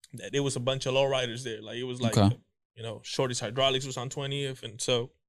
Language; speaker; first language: English; early bilingual, other home language; Spanish